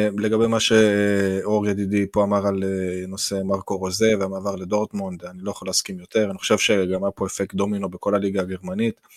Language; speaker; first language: Hebrew; native; Hebrew